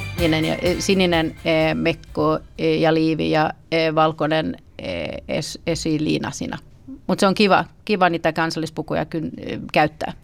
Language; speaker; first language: Finnish; early bilingual, heritage; Swedish